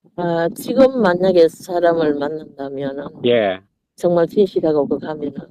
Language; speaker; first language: Korean; native; Korean